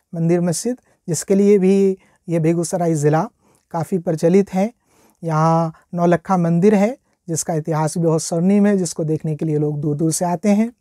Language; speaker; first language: Hindi; native; Hindi